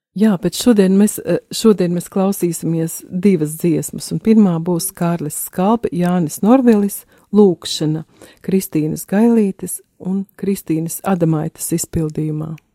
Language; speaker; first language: Latvian; native; Latvian